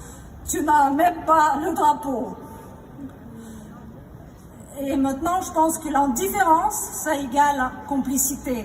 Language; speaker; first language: French; non-native, fluent; Russian